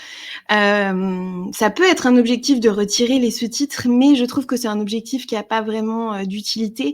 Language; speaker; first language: French; native; French